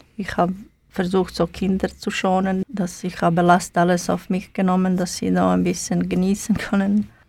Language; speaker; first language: German; non-native, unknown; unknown